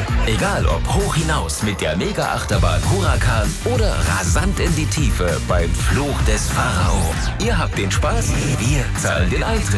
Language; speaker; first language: German; native; German